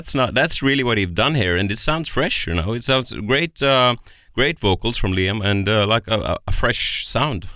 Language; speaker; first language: English; non-native, fluent; Swedish